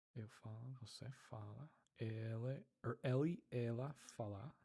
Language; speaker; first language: Portuguese; non-native, learner; Spanish